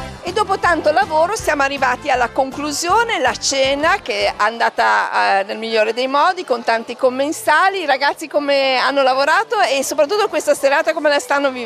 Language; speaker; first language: Italian; native; Italian